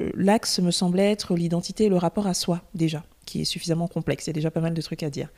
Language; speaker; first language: French; native; French